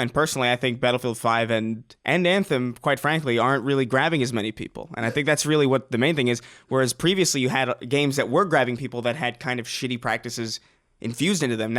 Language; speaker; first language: English; native; English